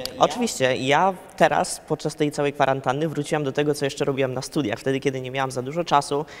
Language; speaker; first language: Polish; early bilingual, heritage; Polish